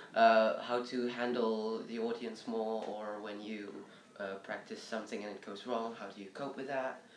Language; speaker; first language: English; early bilingual, other home language; Indonesian